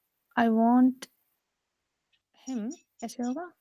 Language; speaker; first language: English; non-native, learner; Urdu